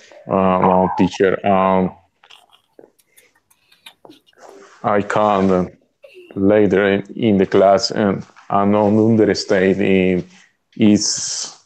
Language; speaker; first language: English; non-native, learner; Spanish